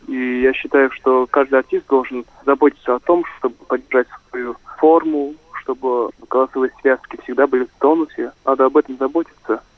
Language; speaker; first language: Russian; non-native, local second language; Kazakh